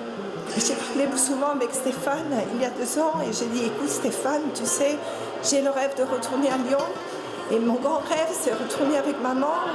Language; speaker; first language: French; non-native, fluent; Spanish